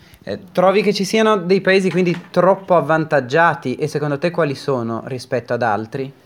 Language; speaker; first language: Italian; native; Italian